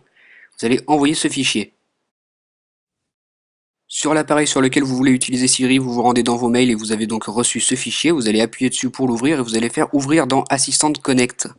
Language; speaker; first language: French; native; French